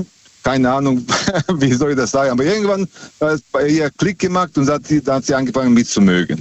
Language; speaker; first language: German; non-native, fluent; Serbian